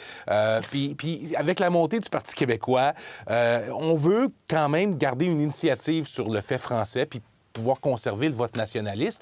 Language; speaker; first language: French; native; French